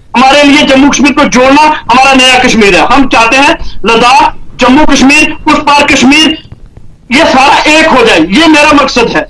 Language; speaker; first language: Hindi; non-native, local second language; Kashmiri